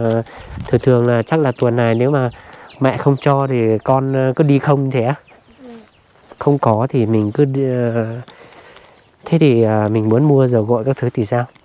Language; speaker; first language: Vietnamese; non-native, local second language; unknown